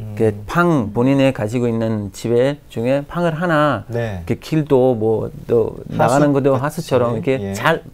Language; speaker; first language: Korean; non-native, learner; Persian